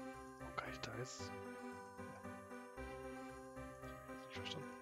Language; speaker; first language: German; native; German